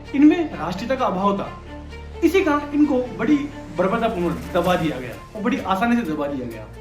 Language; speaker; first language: Hindi; non-native, local second language; Bangla